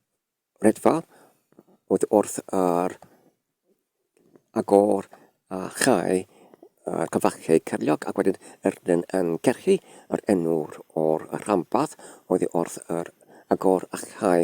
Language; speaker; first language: Welsh; non-native, learner; English